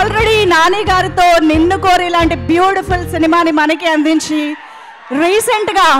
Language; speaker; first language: Telugu; native; Telugu